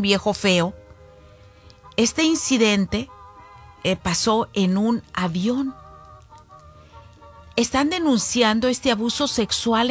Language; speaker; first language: Spanish; native; Spanish